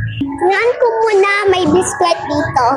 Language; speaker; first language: Filipino; non-native, learner; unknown